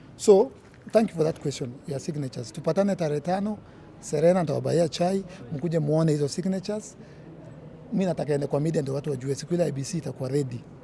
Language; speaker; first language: Swahili; native; Swahili